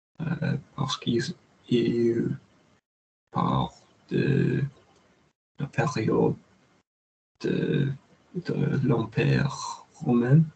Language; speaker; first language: French; non-native, learner; English